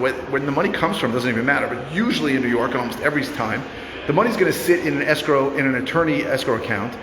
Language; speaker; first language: English; native; English